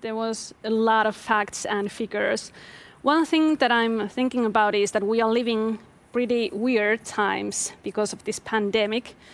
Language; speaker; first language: English; non-native, fluent; Finnish